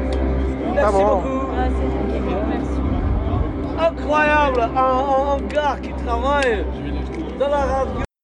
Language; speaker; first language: French; non-native, fluent; Portuguese